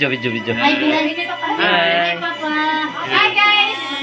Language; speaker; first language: Filipino; native; Filipino